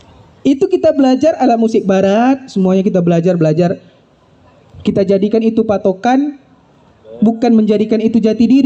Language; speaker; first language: Indonesian; native; Indonesian